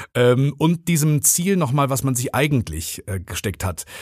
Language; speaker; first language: German; native; German